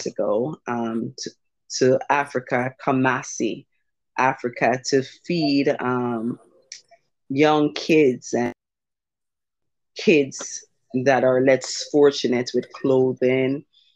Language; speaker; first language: English; early bilingual, other home language; Jamaican Creole English